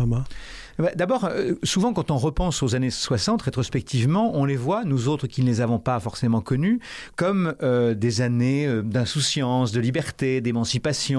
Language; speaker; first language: French; native; French